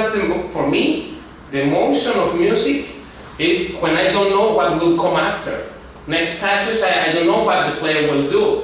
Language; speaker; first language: English; non-native, fluent; Spanish